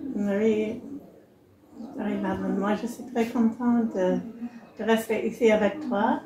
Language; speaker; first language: French; non-native, learner; English